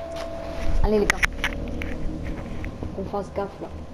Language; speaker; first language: French; native; French